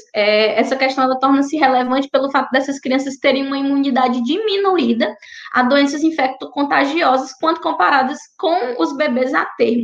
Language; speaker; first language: Portuguese; native; Portuguese